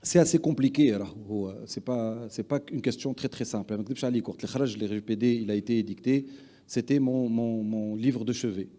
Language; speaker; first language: French; non-native, local second language; Arabic